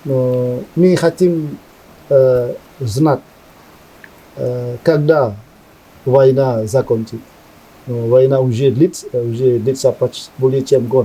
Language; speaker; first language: Russian; non-native, learner; Indonesian